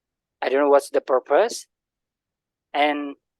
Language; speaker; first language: English; non-native, learner; Indonesian